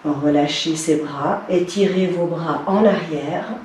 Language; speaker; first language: French; native; French